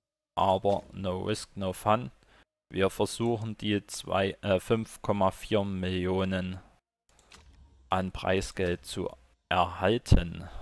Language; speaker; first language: German; native; German